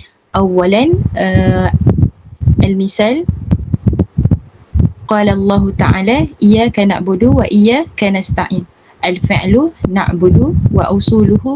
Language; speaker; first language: Arabic; non-native, learner; Malay